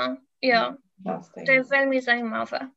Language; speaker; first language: Czech; non-native, learner; English